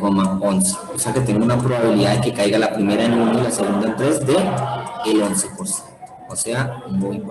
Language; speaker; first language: Spanish; native; Spanish